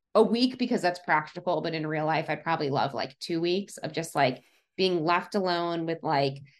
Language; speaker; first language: English; native; English